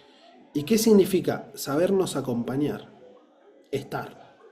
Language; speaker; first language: Spanish; native; Spanish